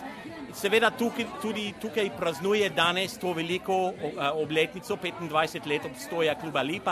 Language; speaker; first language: Slovenian; native; Slovenian